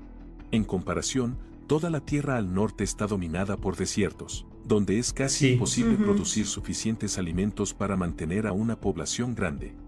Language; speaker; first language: Spanish; native; Spanish